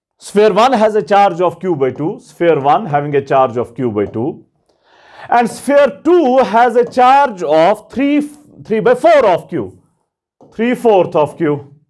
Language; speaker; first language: English; non-native, local second language; Kashmiri